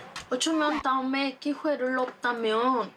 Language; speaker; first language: Korean; non-native, learner; Spanish